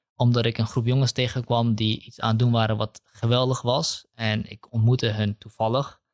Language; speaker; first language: Dutch; early bilingual, other home language; Kurdish